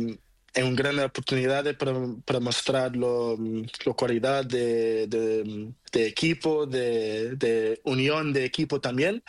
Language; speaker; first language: Spanish; non-native, learner; Portuguese